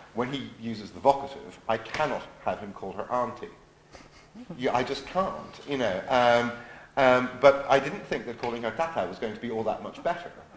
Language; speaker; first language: English; native; English